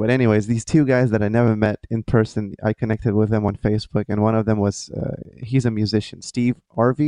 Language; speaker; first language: English; non-native, fluent; Lithuanian